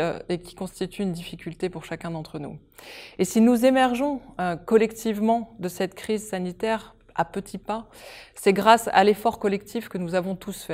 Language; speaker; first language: French; native; French